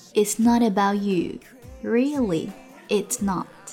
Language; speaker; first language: English; non-native, fluent; Chinese